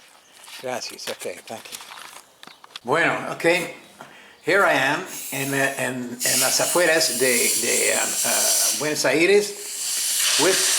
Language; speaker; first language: Spanish; non-native, fluent; English